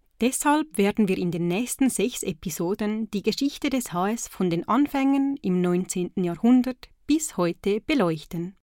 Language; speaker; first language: German; native; German